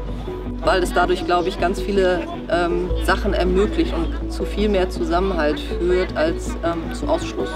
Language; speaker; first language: German; native; German